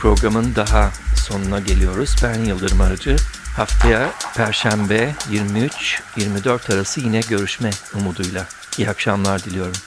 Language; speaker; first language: Turkish; native; Turkish